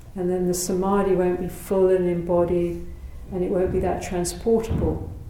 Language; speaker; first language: English; native; English